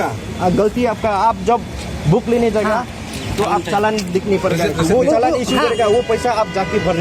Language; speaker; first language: Hindi; non-native, local second language; Khasi